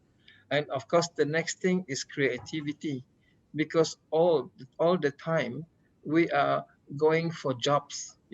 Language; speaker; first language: English; non-native, local second language; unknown